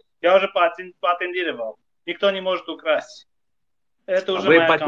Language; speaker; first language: Russian; non-native, fluent; Armenian